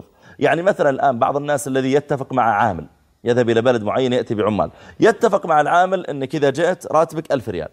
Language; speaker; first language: Arabic; native; Arabic